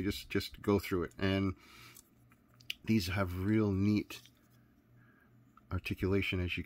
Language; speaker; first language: English; native; English